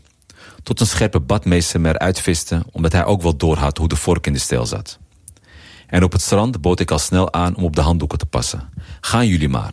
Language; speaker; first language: Dutch; early bilingual, other home language; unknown